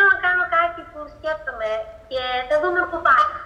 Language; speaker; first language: Greek; early bilingual, heritage; Greek